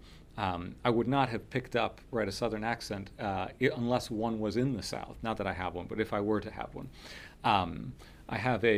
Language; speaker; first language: English; early bilingual, other home language; Spanish